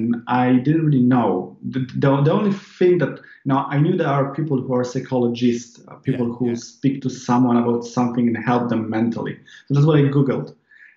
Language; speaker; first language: English; non-native, fluent; Polish